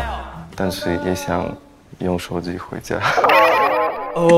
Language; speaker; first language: Chinese; non-native, learner; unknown